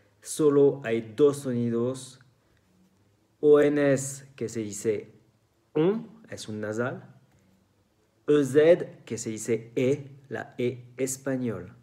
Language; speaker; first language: Spanish; non-native, fluent; French